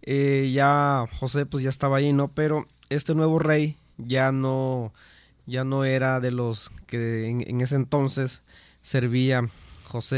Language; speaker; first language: Spanish; native; Spanish